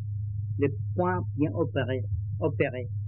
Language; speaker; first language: French; non-native, learner; Vietnamese